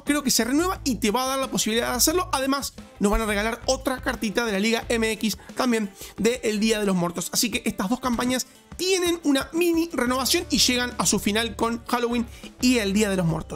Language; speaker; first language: Spanish; native; Spanish